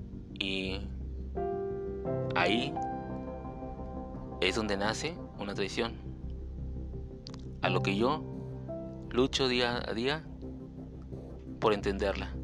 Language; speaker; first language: Spanish; native; Spanish